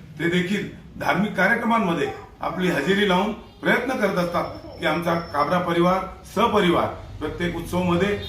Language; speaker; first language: Marathi; non-native, local second language; Marwari